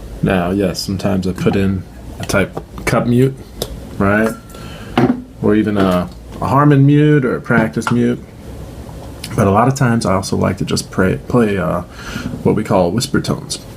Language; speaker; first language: English; native; English